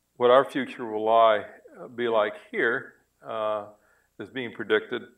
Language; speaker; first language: English; native; English